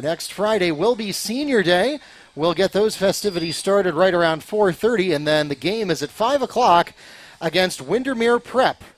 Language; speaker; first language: English; native; English